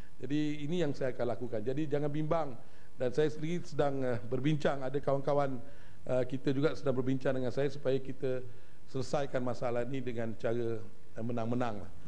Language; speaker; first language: Malay; native; Malay